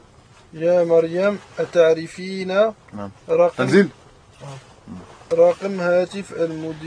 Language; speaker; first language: Arabic; non-native, learner; French